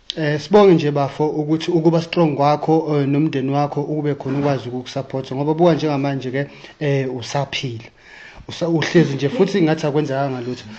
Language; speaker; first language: Zulu; native; Zulu